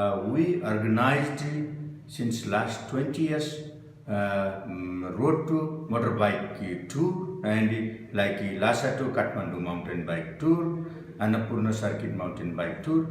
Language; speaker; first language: English; non-native, local second language; Nepali